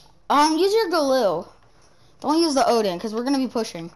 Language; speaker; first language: English; native; English